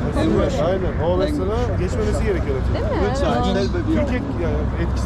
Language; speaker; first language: Turkish; native; Turkish